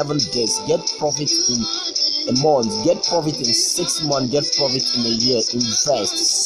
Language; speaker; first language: English; non-native, local second language; Ibibio